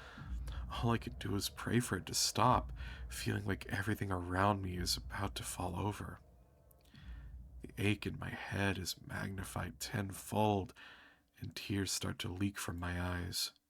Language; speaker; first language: English; native; English